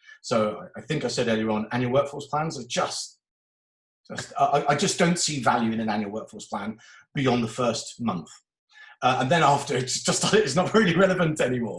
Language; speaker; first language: English; native; English